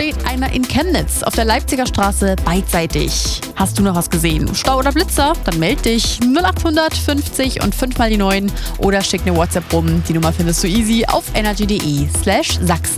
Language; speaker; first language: German; native; German